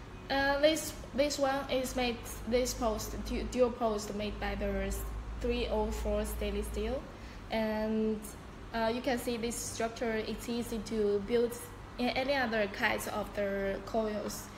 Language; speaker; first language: English; non-native, learner; Chinese